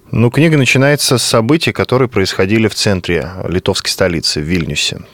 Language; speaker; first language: Russian; native; Russian